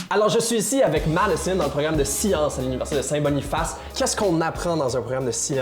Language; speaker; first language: French; native; French